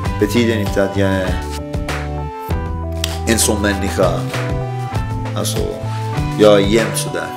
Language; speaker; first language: Swedish; early bilingual, other home language; Persian